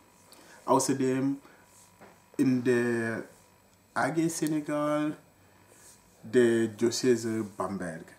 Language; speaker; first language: German; non-native, local second language; French